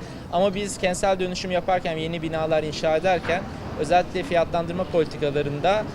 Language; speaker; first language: Turkish; native; Turkish